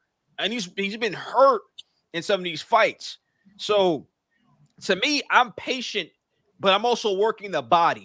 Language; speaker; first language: English; native; English